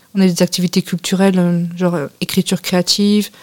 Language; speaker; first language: French; native; French